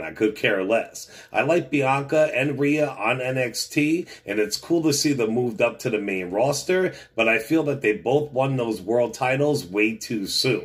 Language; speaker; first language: English; native; English